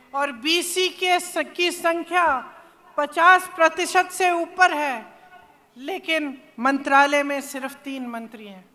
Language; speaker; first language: Hindi; native; Hindi